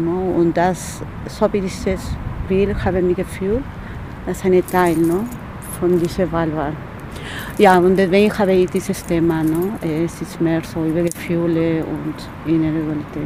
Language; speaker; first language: German; non-native, fluent; Spanish